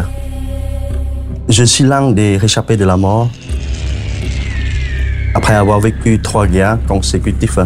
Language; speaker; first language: French; non-native, fluent; Khmer